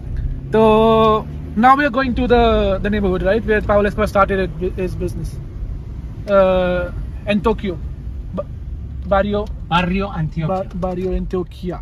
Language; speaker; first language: English; non-native, fluent; Punjabi